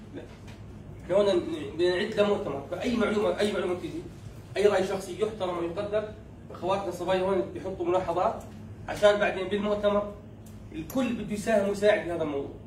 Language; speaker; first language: Arabic; native; Arabic